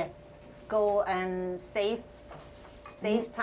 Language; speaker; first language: English; non-native, fluent; Korean